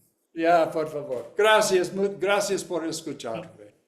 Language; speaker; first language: Spanish; non-native, learner; English